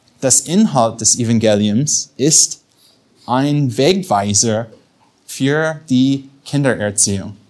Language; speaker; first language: German; non-native, fluent; English